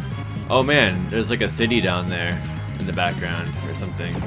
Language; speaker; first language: English; native; English